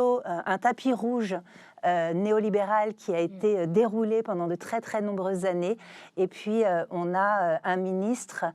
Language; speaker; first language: French; native; French